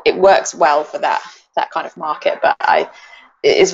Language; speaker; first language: English; native; English